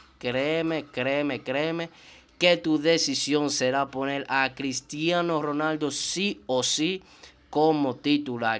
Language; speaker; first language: Spanish; native; Spanish